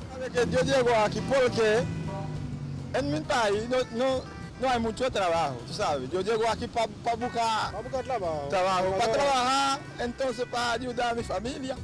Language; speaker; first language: Spanish; non-native, learner; Haitian Creole